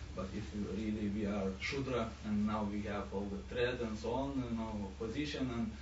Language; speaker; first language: English; non-native, fluent; Lithuanian